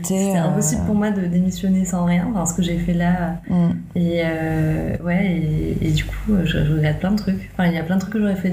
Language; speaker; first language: French; non-native, local second language; Arabic